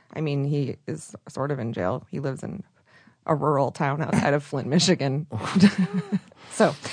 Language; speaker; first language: English; native; English